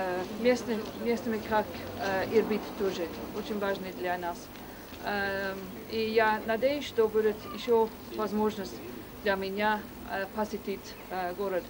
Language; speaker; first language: Russian; non-native, fluent; English